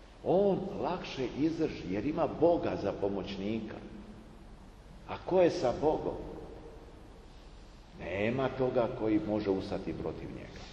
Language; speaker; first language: Serbian; native; Serbian